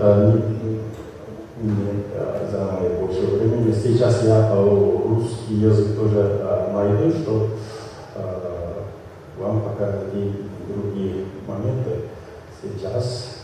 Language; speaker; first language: Russian; non-native, local second language; Kyrgyz